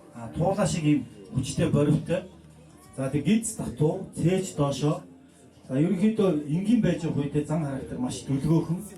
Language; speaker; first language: Mongolian; native; Mongolian